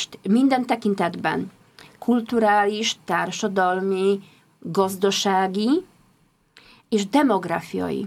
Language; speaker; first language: Hungarian; non-native, fluent; Polish